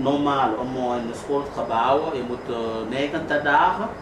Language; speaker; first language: Dutch; non-native, learner; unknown